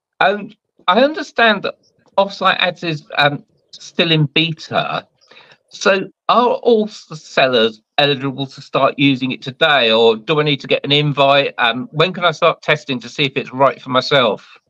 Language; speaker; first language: English; native; English